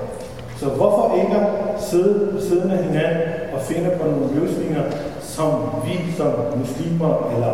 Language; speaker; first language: Danish; non-native, fluent; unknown